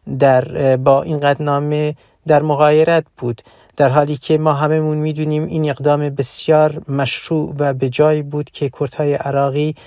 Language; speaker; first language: Persian; non-native, local second language; Central Kurdish